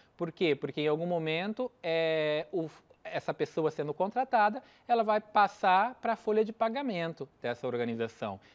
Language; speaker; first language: Portuguese; native; Portuguese